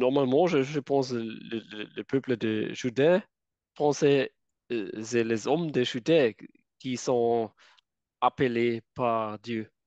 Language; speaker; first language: French; non-native, fluent; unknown